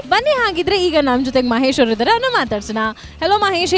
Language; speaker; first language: Kannada; native; Kannada